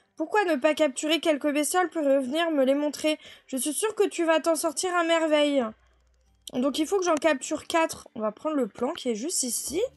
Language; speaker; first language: French; native; French